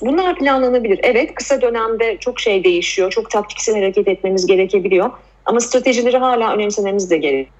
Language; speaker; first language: Turkish; native; Turkish